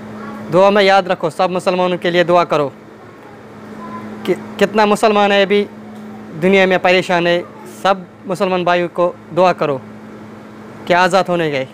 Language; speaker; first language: Hindi; non-native, local second language; Kashmiri